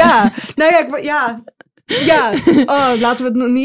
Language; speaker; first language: Dutch; native; Dutch